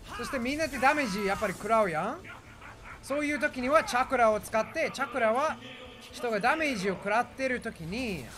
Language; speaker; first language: Japanese; non-native, fluent; English